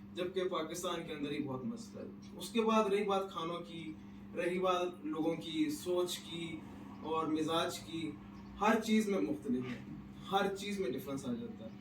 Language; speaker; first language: Urdu; non-native, local second language; Punjabi